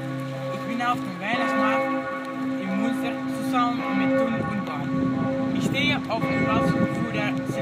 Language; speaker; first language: German; non-native, learner; Dutch